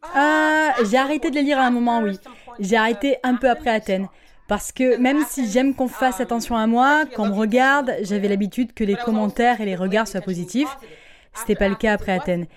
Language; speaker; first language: French; non-native, local second language; English